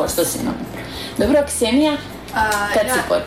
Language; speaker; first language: Croatian; native; Croatian